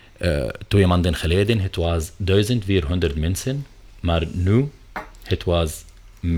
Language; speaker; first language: Dutch; non-native, learner; Arabic